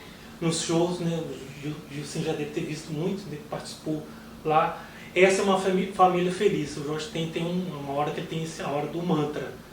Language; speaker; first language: Portuguese; native; Portuguese